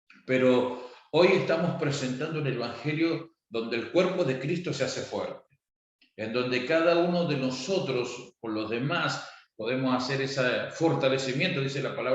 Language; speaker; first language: Spanish; native; Spanish